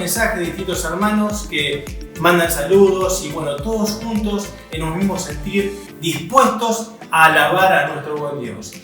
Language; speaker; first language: Spanish; native; Spanish